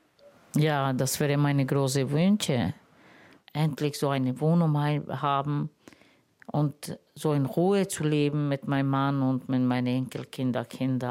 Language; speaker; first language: German; non-native, learner; Romany